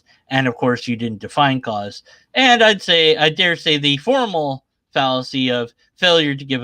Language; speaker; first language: English; native; English